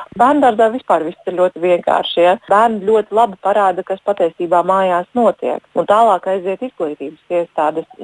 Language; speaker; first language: Latvian; native; Latvian